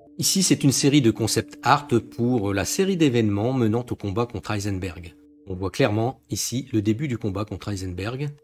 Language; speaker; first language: French; native; French